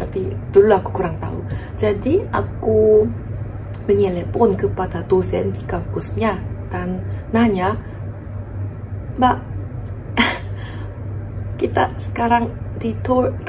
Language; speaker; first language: Indonesian; non-native, fluent; Korean